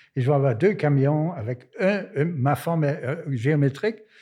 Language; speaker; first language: French; non-native, fluent; German